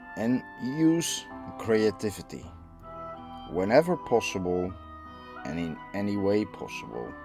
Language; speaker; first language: English; non-native, fluent; Dutch